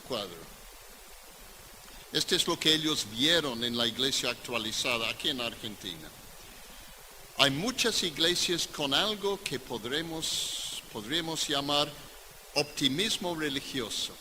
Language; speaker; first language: Spanish; non-native, fluent; English